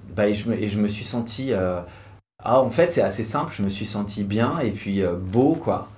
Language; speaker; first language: French; native; French